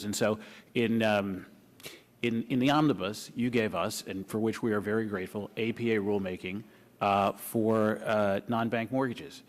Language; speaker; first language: English; native; English